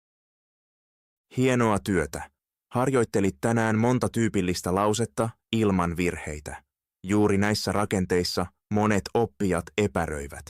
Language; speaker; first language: Finnish; non-native, fluent; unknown